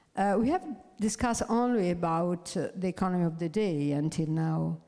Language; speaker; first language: English; non-native, fluent; Italian